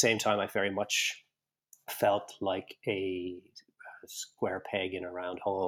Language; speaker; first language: English; native; English